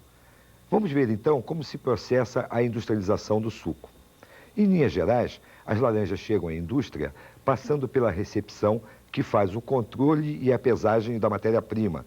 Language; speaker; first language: Portuguese; native; Portuguese